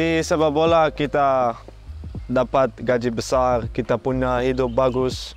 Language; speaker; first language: Indonesian; non-native, fluent; Dutch